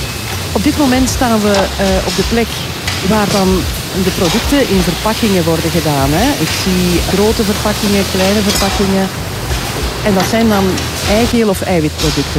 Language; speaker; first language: Dutch; native; Dutch